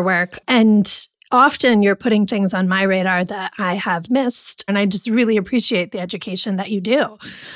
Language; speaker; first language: English; native; English